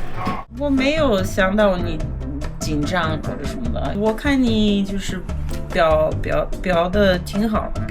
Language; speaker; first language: Chinese; non-native, fluent; English